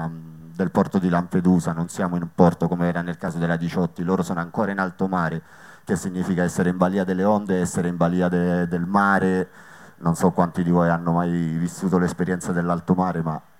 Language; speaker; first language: Italian; native; Italian